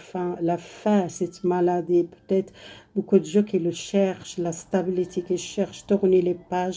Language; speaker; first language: French; non-native, learner; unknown